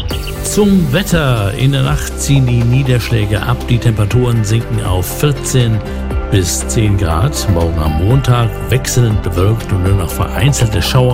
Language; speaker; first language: German; native; German